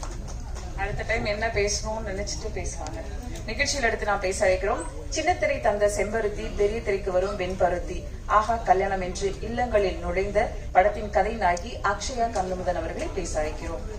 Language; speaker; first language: Tamil; native; Tamil